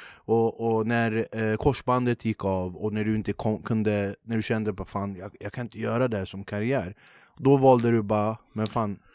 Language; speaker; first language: Swedish; early bilingual, other home language; Kurdish